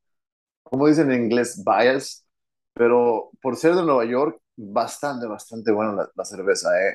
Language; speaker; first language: Spanish; early bilingual, heritage; Spanish